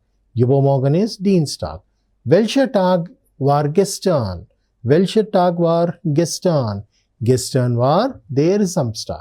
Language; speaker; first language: German; non-native, learner; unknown